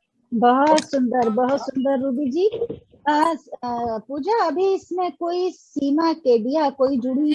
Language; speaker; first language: Hindi; native; Hindi